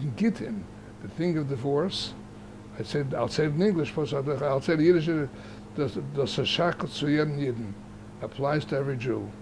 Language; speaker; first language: English; native; English